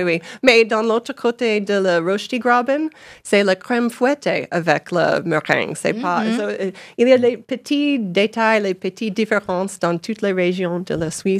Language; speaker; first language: French; non-native, learner; English